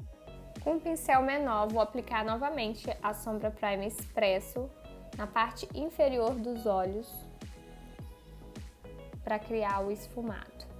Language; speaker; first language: Portuguese; native; Portuguese